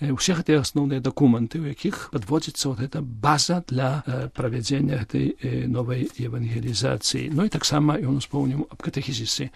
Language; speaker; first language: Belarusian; non-native, local second language; Polish